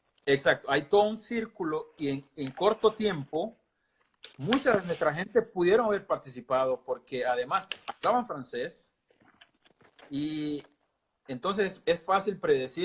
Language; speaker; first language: Spanish; non-native, local second language; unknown